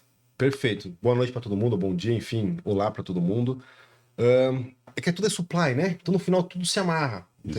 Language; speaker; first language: Portuguese; native; Portuguese